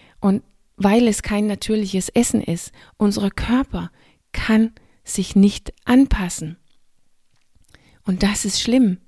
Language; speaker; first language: German; non-native, fluent; Danish